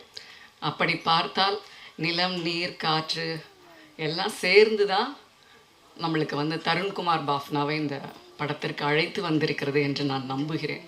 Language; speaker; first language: Tamil; native; Tamil